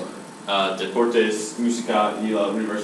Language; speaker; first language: Spanish; non-native, learner; English